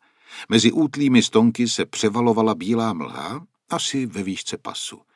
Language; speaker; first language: Czech; native; Czech